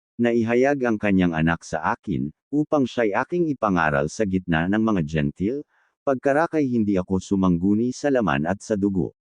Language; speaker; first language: Filipino; non-native, local second language; Bikol